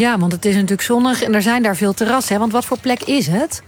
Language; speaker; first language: Dutch; native; Dutch